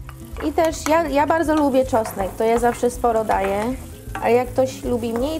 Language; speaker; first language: Polish; early bilingual, heritage; Polish